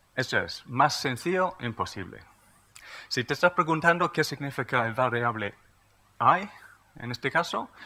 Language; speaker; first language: Spanish; non-native, fluent; English